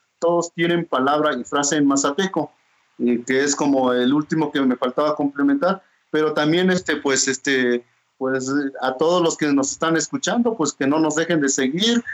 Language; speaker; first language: Spanish; non-native, local second language; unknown